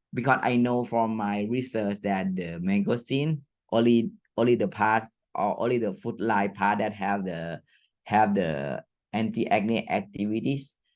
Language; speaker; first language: English; non-native, fluent; Thai